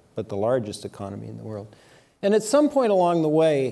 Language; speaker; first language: English; native; English